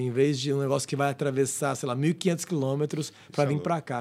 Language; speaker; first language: Portuguese; non-native, fluent; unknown